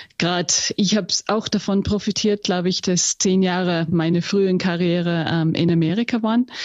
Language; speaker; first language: German; non-native, fluent; English